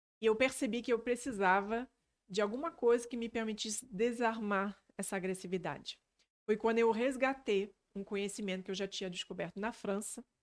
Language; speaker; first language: Portuguese; non-native, fluent; French